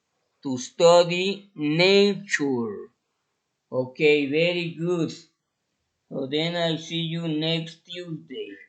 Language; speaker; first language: English; non-native, fluent; Spanish